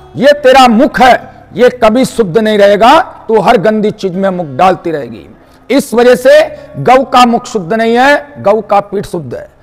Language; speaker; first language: Hindi; non-native, local second language; Marathi